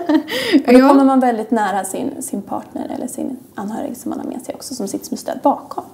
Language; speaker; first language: Swedish; native; Swedish